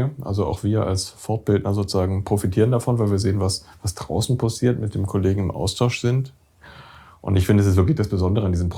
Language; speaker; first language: German; native; German